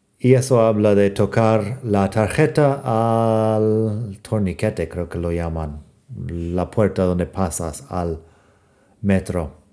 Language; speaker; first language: Spanish; non-native, fluent; English